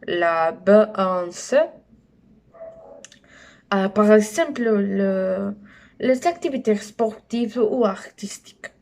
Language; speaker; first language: French; non-native, learner; Spanish